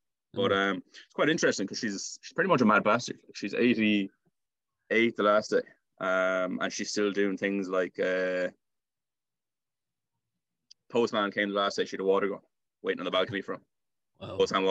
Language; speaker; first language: English; native; English